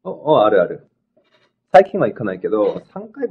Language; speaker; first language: Japanese; non-native, fluent; Korean